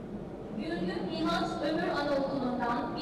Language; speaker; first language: Turkish; native; Turkish